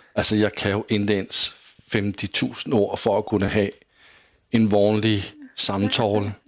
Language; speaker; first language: Swedish; non-native, learner; Danish